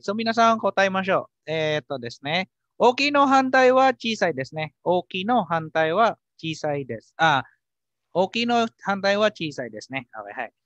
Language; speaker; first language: Japanese; non-native, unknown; Filipino